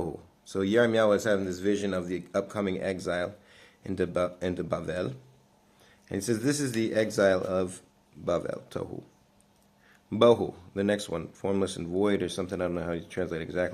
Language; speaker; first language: English; native; English